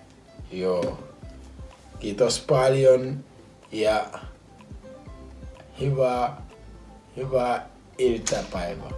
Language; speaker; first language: Finnish; non-native, learner; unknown